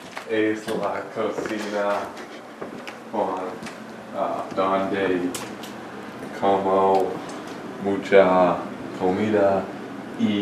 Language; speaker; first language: Spanish; non-native, learner; English